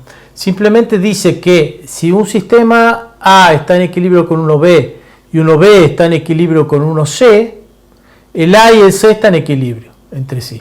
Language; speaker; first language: Spanish; native; Spanish